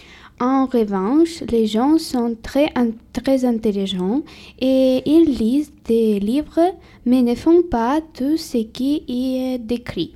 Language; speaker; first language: French; non-native, learner; Tamil